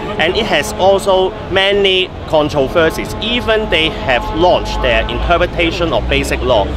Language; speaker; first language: English; non-native, local second language; Cantonese